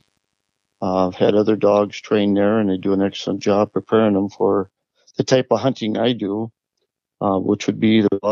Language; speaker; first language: English; native; English